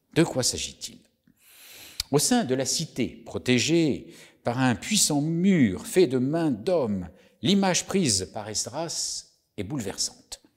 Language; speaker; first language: French; native; French